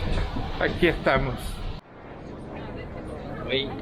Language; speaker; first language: Portuguese; non-native, fluent; Spanish